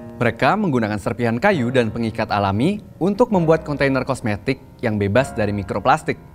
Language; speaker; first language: Indonesian; native; Indonesian